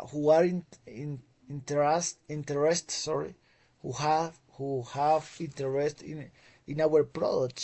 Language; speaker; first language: English; non-native, fluent; Spanish